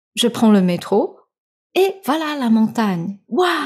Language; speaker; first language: French; non-native, fluent; Chinese